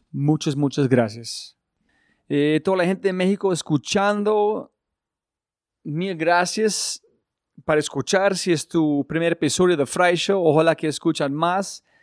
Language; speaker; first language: Spanish; non-native, learner; English